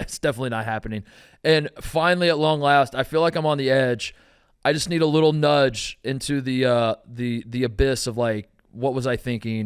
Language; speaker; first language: English; native; English